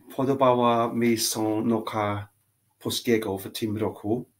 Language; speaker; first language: Polish; non-native, learner; English